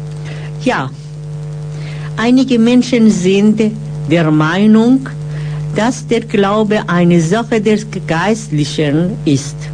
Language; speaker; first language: German; non-native, fluent; Persian